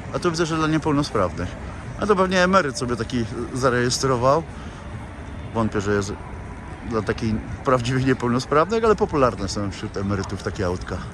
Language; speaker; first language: Polish; native; Polish